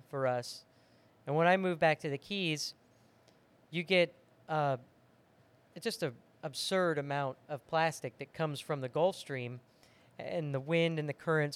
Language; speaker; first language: English; native; English